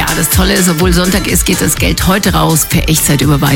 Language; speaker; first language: German; native; German